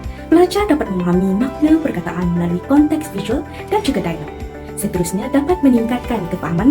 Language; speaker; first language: Malay; native; Malay